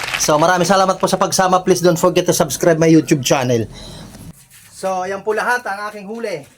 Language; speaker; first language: Filipino; native; Filipino